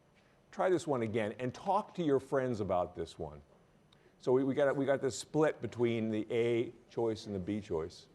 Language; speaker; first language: English; native; English